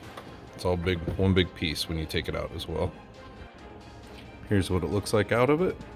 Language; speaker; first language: English; native; English